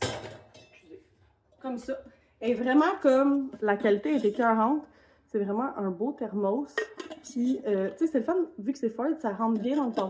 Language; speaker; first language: French; native; French